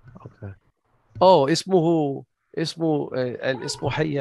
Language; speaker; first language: Arabic; non-native, learner; English